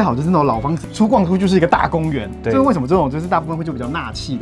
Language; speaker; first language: Chinese; native; Chinese